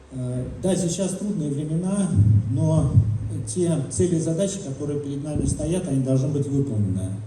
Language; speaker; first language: Russian; native; Russian